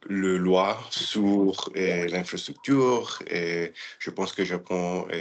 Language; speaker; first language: French; non-native, learner; English